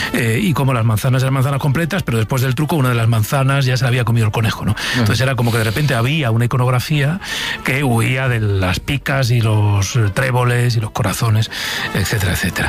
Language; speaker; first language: Spanish; native; Spanish